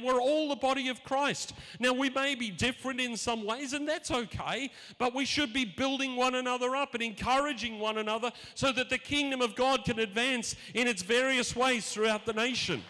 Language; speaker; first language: English; native; English